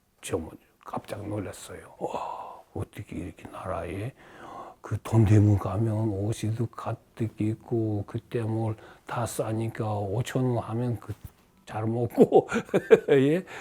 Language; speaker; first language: Korean; early bilingual, heritage; Russian